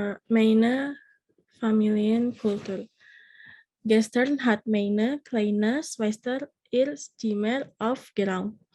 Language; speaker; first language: German; non-native, learner; Indonesian